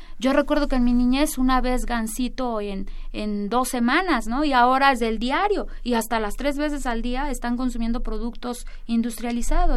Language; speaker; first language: Spanish; native; Spanish